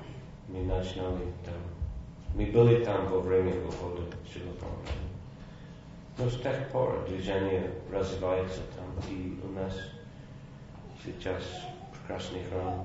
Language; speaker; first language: Russian; non-native, fluent; English